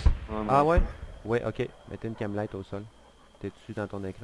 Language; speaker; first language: French; native; French